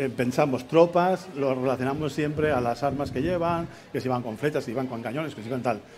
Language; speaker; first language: Spanish; native; Spanish